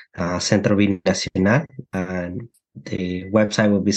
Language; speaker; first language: English; early bilingual, other home language; Mixtepec Mixtec